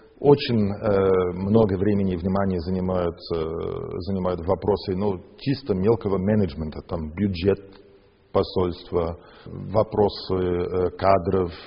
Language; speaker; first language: Russian; non-native, fluent; English